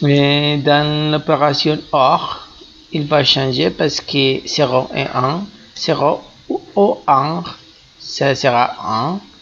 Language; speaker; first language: French; non-native, fluent; Spanish